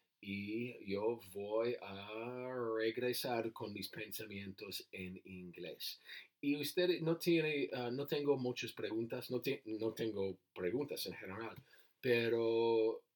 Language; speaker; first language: Spanish; non-native, learner; English